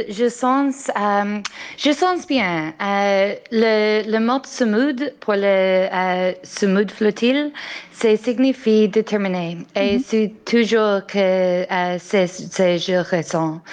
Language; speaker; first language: French; non-native, learner; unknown